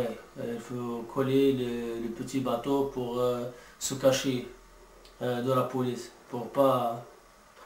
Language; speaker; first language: French; non-native, learner; Arabic